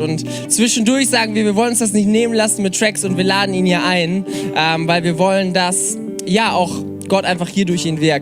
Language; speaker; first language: German; native; German